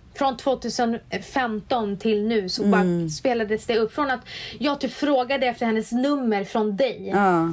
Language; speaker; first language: Swedish; native; Swedish